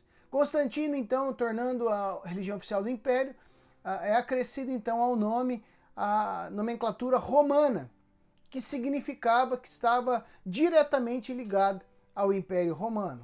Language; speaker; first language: Portuguese; native; Portuguese